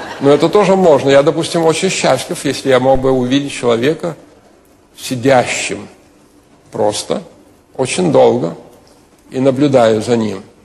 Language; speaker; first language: Russian; non-native, local second language; Lithuanian